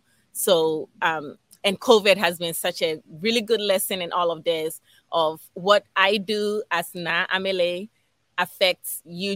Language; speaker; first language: English; non-native, local second language; Ga